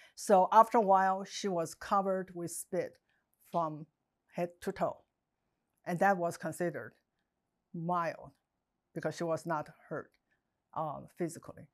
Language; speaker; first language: English; non-native, fluent; Chinese